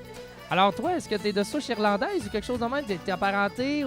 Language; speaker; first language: French; native; French